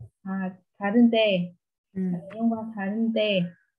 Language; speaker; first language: Korean; non-native, learner; Vietnamese